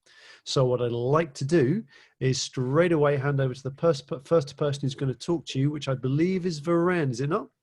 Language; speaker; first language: English; native; English